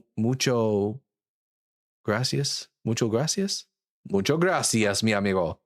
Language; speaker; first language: Spanish; non-native, learner; English